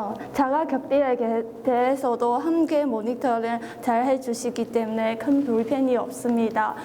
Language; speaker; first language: Korean; non-native, fluent; Chinese